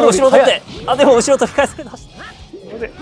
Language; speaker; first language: Japanese; native; Japanese